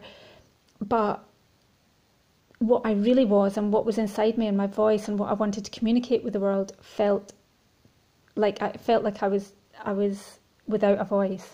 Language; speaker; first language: English; native; English